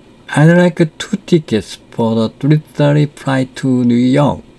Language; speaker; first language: English; non-native, fluent; Korean